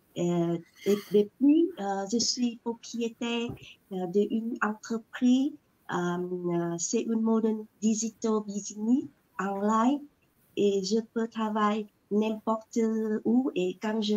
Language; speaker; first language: French; non-native, learner; Vietnamese